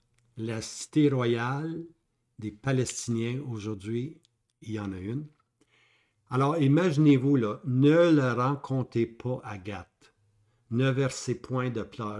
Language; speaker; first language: French; native; French